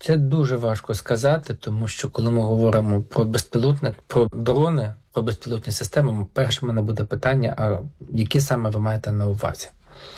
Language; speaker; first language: Ukrainian; native; Ukrainian